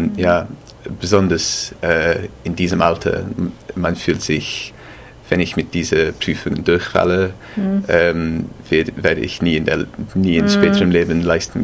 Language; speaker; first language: German; non-native, fluent; English